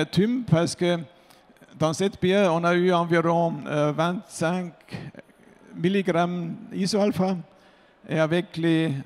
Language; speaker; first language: French; non-native, fluent; German